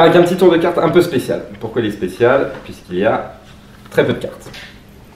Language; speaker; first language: French; native; French